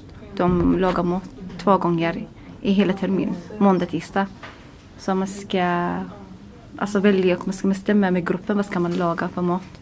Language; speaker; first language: Swedish; non-native, learner; Arabic